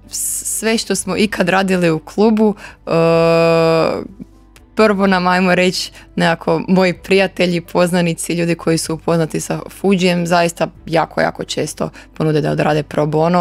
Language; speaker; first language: Croatian; native; Croatian